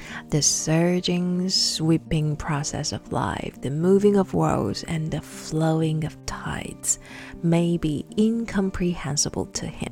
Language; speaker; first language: English; non-native, fluent; Chinese